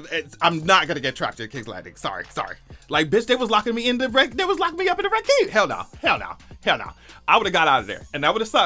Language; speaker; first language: English; native; English